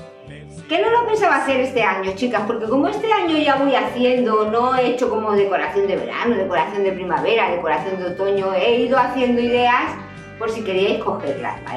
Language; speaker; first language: Spanish; native; Spanish